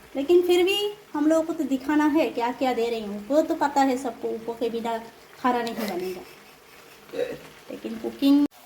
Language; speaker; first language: Hindi; non-native, local second language; Bangla